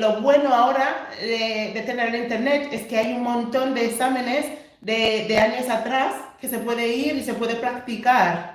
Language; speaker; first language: Spanish; non-native, fluent; English